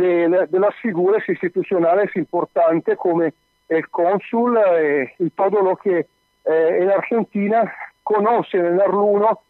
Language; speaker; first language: Spanish; non-native, learner; Italian